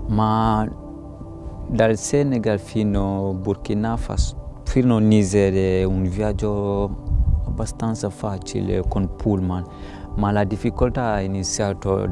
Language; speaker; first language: Italian; non-native, fluent; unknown